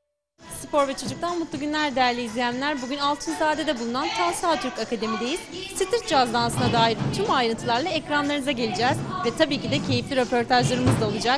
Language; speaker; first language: Turkish; native; Turkish